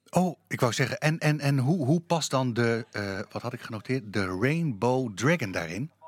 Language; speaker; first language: Dutch; native; Dutch